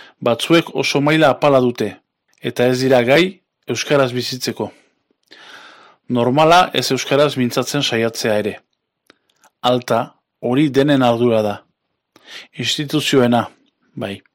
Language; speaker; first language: Basque; native; Basque